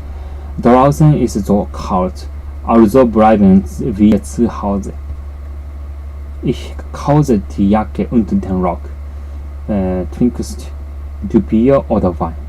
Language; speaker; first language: German; non-native, learner; Japanese